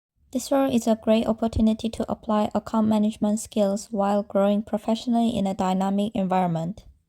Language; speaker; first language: English; non-native, fluent; Korean